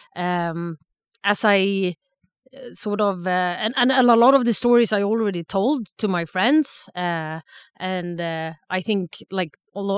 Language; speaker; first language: English; non-native, fluent; Swedish